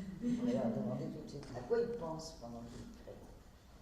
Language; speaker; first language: French; native; French